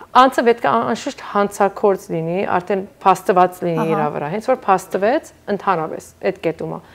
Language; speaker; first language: Armenian; early bilingual, heritage; Armenian